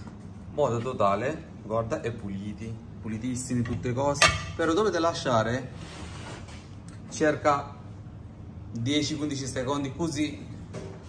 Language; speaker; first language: Italian; non-native, learner; Bangla